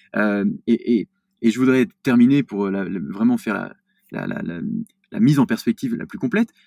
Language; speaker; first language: French; native; French